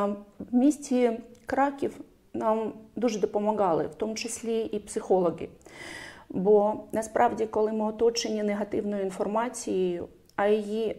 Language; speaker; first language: Ukrainian; non-native, local second language; Russian